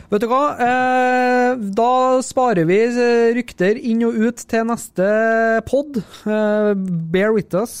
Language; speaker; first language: Norwegian; native; Norwegian